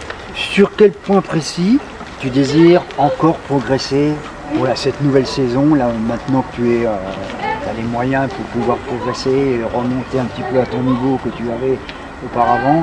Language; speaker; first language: French; native; French